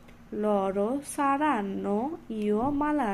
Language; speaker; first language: Italian; non-native, learner; Bangla